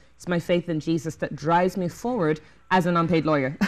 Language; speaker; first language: English; native; English